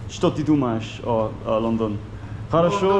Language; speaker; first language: Russian; non-native, learner; English